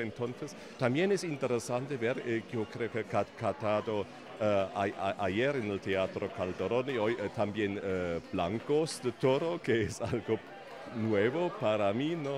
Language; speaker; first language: Spanish; non-native, fluent; German